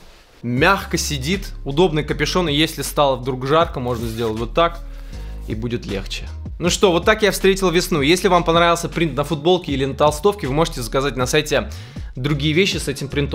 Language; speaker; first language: Russian; native; Russian